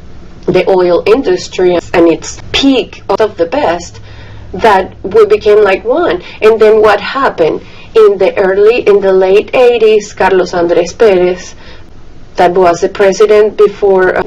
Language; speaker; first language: English; non-native, fluent; Spanish